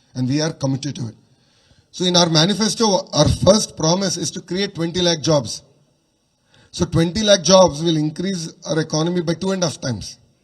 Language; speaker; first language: English; non-native, local second language; Telugu